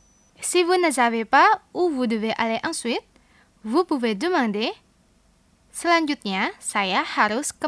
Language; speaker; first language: French; non-native, fluent; Indonesian